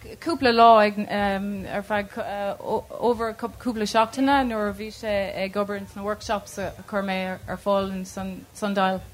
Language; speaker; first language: Irish; non-native, local second language; English